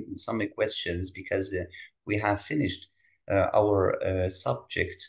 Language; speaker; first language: English; non-native, fluent; Arabic